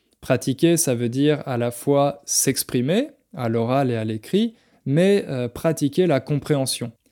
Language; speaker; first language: French; native; French